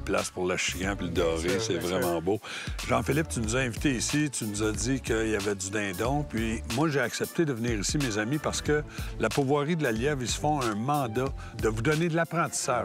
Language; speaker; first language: French; native; French